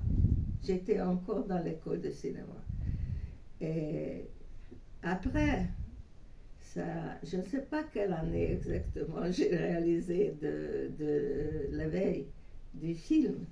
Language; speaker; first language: French; non-native, fluent; Hungarian